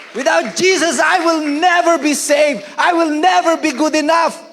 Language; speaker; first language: English; non-native, local second language; Filipino